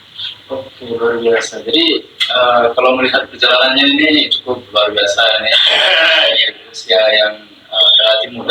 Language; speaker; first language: Indonesian; native; Indonesian